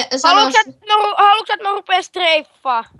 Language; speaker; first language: Finnish; native; Finnish